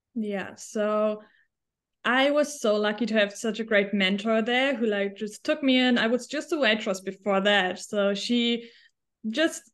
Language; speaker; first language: English; non-native, fluent; German